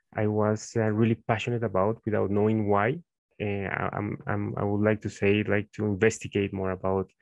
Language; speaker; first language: English; non-native, fluent; Spanish